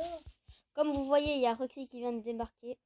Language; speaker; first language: French; native; French